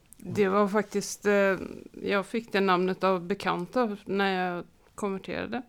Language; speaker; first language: Swedish; native; Swedish